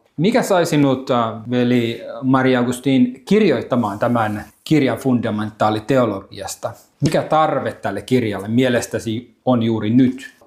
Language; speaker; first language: Finnish; native; Finnish